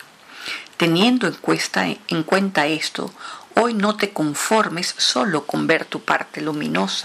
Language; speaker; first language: Spanish; native; Spanish